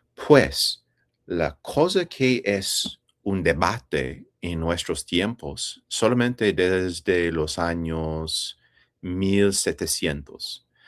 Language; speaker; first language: Spanish; non-native, fluent; English